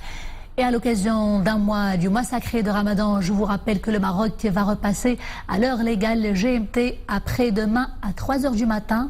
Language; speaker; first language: French; non-native, local second language; Arabic